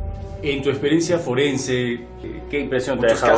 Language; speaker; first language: Spanish; native; Spanish